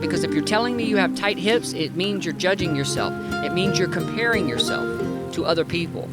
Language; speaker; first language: English; native; English